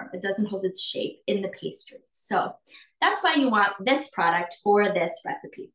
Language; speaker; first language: English; native; English